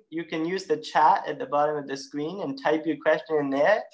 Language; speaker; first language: English; native; English